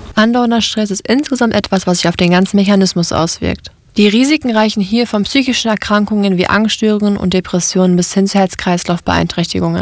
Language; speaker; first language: German; native; German